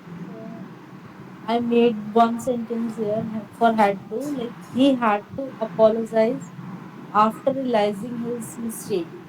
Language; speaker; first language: English; non-native, learner; Hindi